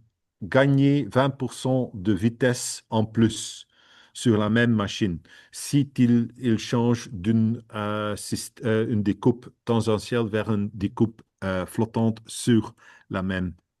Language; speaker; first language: French; non-native, fluent; Dutch